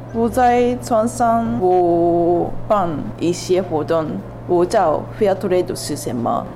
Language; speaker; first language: Chinese; non-native, learner; Japanese